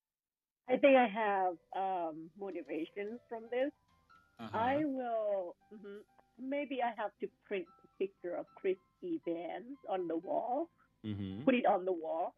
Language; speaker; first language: English; non-native, fluent; Thai